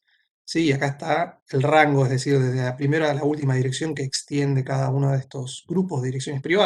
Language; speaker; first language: Spanish; native; Spanish